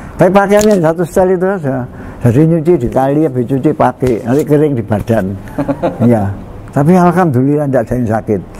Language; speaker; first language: Indonesian; non-native, local second language; Javanese